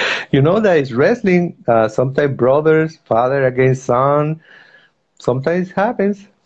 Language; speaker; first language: English; non-native, fluent; Spanish